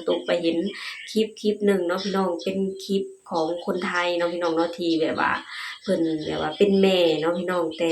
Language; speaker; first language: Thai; non-native, local second language; Lao